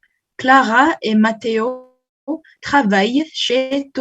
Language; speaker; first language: French; non-native, learner; Indonesian